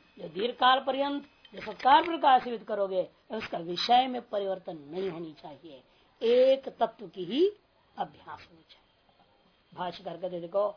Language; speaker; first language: Hindi; native; Hindi